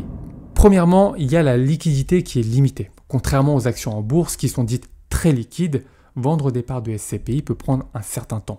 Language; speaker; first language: French; native; French